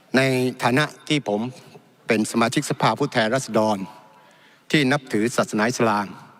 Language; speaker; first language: Thai; non-native, local second language; Malay